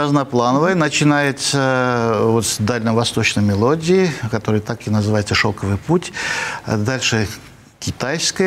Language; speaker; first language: Russian; non-native, fluent; Armenian